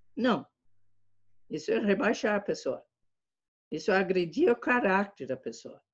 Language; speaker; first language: Portuguese; non-native, fluent; English